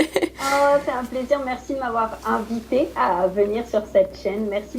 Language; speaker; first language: French; native; French